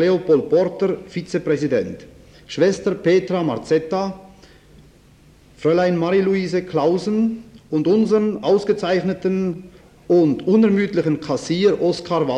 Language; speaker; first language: German; native; German